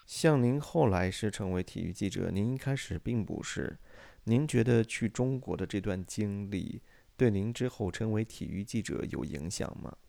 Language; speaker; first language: Chinese; native; Chinese